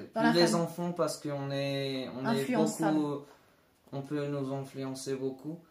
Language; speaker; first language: French; non-native, learner; Spanish